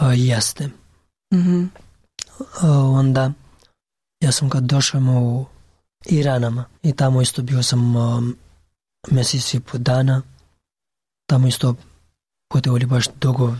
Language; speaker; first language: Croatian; non-native, learner; Pashto